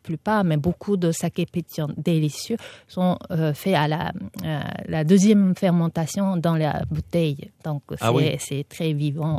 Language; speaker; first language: French; non-native, fluent; Japanese